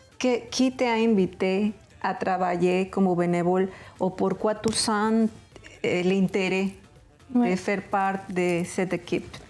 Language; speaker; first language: French; non-native, learner; Spanish